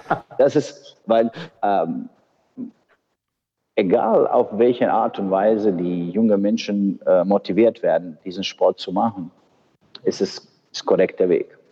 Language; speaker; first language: German; non-native, fluent; Bosnian